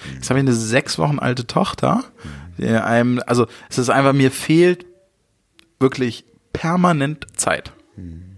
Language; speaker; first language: German; native; German